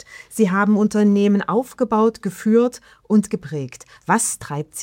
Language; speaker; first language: German; native; German